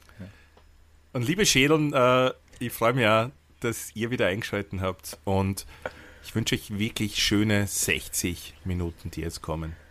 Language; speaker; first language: German; native; German